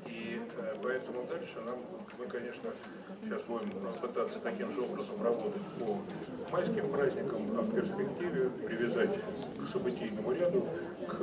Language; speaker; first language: Russian; native; Russian